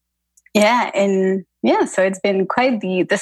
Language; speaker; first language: English; non-native, fluent; French